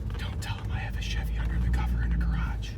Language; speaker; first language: English; native; English